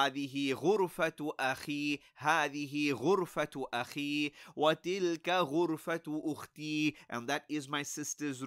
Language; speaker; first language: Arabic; non-native, fluent; English